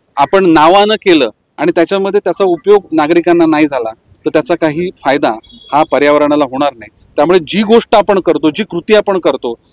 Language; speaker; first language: Marathi; native; Marathi